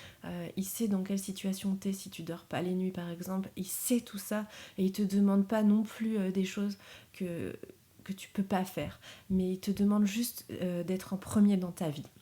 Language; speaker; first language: French; native; French